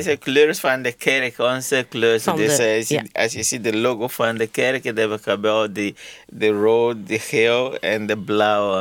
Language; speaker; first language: Dutch; non-native, learner; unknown